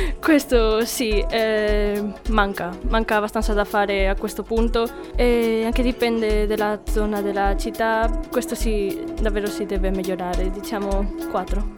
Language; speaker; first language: Italian; non-native, fluent; Spanish